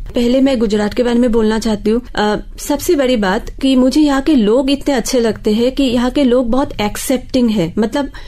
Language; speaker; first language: Hindi; non-native, local second language; Bangla